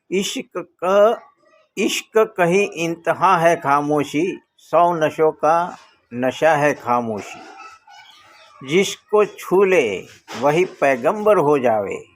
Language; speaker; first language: Hindi; non-native, local second language; Gujarati